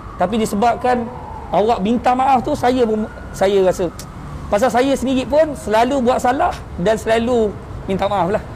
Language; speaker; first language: Malay; native; Malay